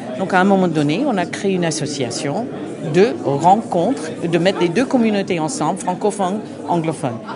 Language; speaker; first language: French; non-native, fluent; English